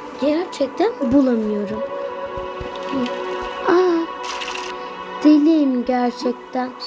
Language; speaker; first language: Turkish; native; Turkish